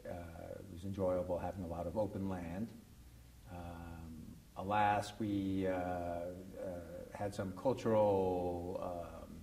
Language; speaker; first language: English; native; English